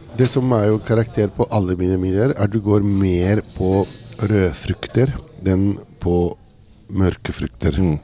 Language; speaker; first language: Norwegian; early bilingual, heritage; Italian